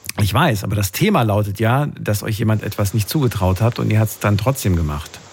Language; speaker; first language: German; native; German